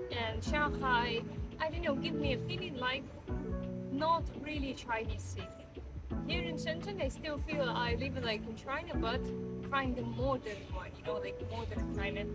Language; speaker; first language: English; non-native, fluent; Russian